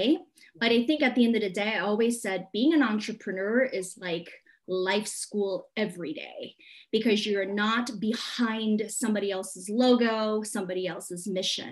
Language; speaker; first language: English; non-native, local second language; Cantonese